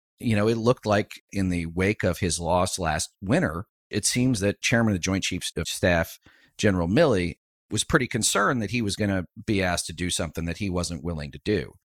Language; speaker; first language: English; native; English